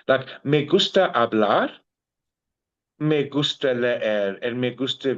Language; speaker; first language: Spanish; non-native, learner; English